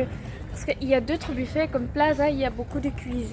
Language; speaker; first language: French; non-native, fluent; Dutch